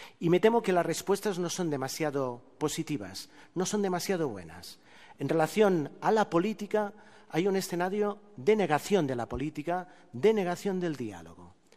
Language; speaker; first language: Spanish; non-native, local second language; Catalan